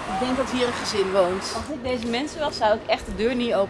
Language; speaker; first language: Dutch; native; Dutch